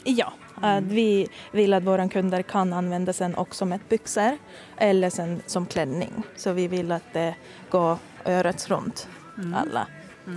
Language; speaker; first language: Swedish; non-native, fluent; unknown